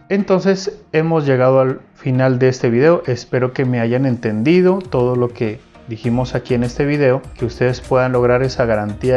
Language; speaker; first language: Spanish; native; Spanish